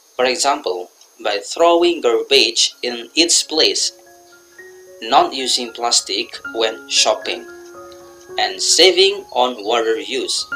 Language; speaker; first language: English; non-native, fluent; Indonesian